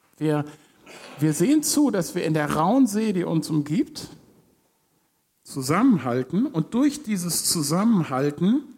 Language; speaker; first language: German; native; German